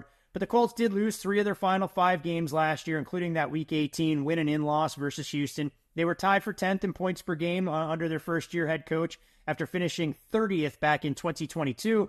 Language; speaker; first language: English; native; English